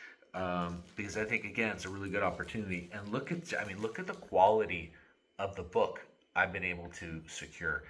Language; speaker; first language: English; native; English